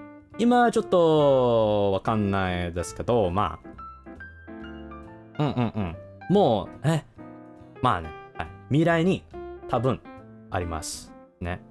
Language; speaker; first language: Japanese; non-native, learner; English